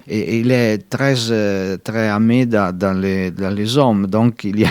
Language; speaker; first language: French; non-native, fluent; Italian